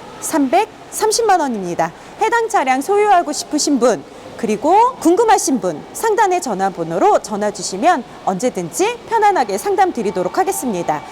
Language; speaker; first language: Korean; native; Korean